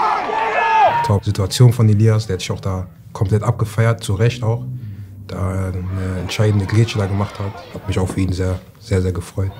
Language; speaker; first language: German; native; German